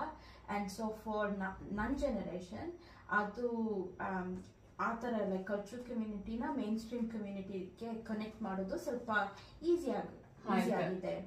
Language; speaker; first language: Kannada; early bilingual, heritage; Kannada